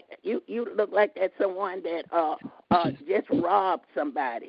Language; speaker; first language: English; native; English